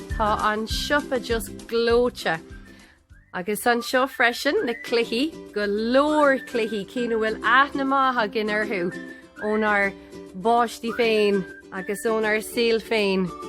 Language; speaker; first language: Irish; native; Irish